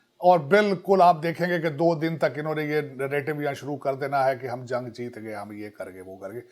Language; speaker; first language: Urdu; non-native, local second language; Punjabi